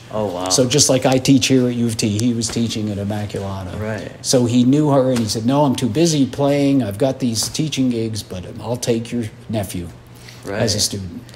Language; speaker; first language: English; native; English